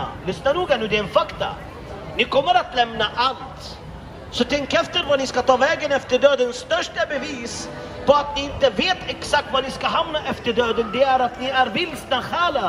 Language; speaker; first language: Swedish; non-native, fluent; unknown